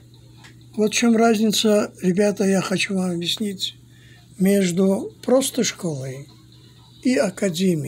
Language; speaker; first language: Russian; non-native, fluent; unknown